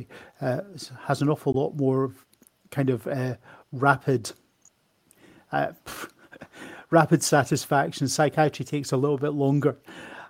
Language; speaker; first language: English; native; English